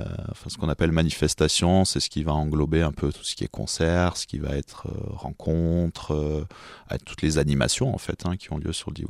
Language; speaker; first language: French; native; French